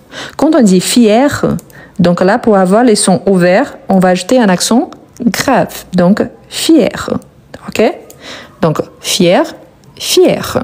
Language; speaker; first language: French; native; French